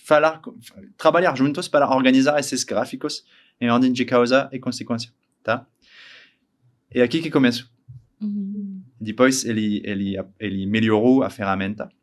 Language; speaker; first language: Portuguese; non-native, learner; French